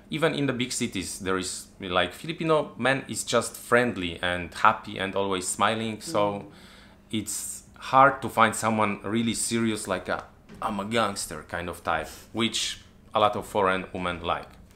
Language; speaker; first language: English; non-native, fluent; Polish